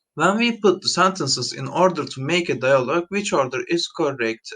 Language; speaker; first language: English; non-native, fluent; Turkish